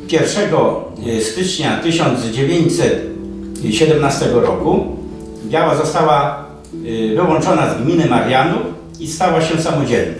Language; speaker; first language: Polish; native; Polish